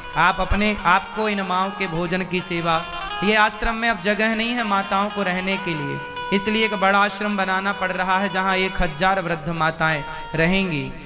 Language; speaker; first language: Hindi; native; Hindi